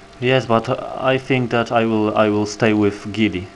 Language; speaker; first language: English; non-native, learner; Polish